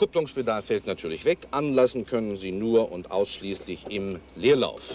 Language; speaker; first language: German; native; German